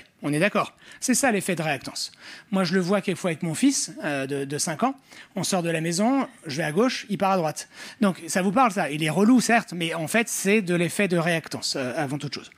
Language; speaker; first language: French; native; French